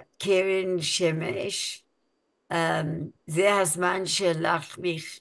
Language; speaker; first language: Hebrew; non-native, learner; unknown